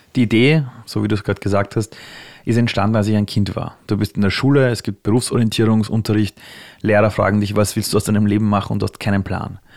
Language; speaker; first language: German; early bilingual, other home language; Persian